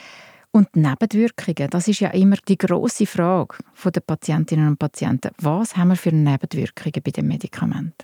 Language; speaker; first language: German; native; German